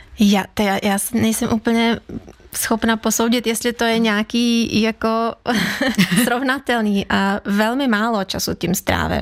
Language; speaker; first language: Czech; non-native, fluent; Ukrainian